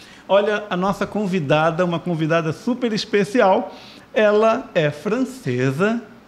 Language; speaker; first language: Portuguese; native; Portuguese